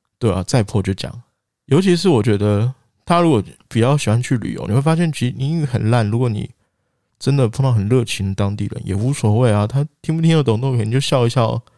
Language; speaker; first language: Chinese; non-native, local second language; Wu Chinese